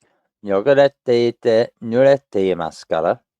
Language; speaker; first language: Japanese; non-native, learner; English